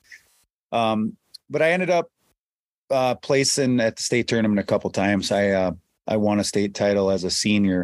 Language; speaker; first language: English; native; English